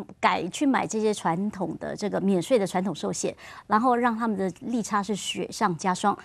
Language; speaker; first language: Chinese; native; Chinese